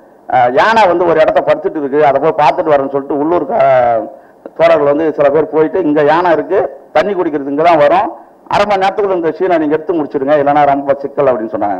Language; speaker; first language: Tamil; native; Tamil